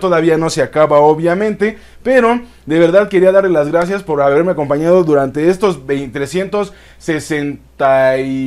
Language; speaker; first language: Spanish; native; Spanish